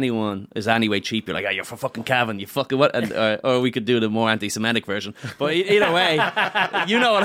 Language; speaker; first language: English; native; English